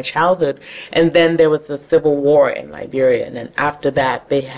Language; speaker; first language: English; native; English